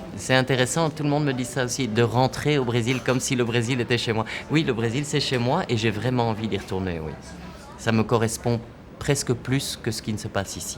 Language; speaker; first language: French; non-native, fluent; Portuguese